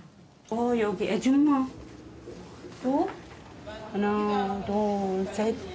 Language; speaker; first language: Korean; non-native, learner; Arabic